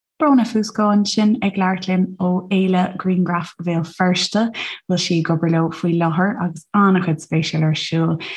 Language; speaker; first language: Irish; non-native, local second language; English